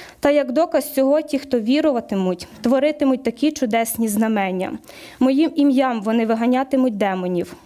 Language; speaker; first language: Ukrainian; native; Ukrainian